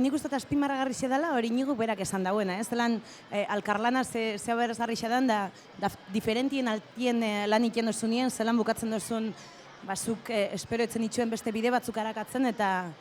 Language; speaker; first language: Basque; native; Basque